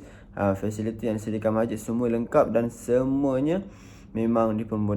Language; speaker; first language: Malay; native; Malay